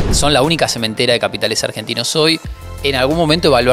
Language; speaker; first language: Spanish; native; Spanish